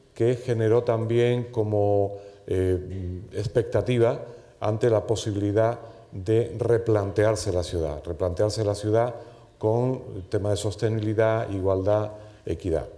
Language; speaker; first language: Spanish; native; Spanish